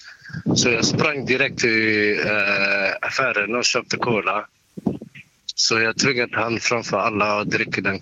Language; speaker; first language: Swedish; non-native, learner; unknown